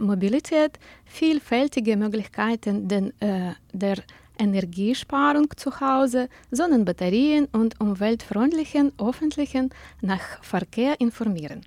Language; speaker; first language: German; non-native, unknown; Ukrainian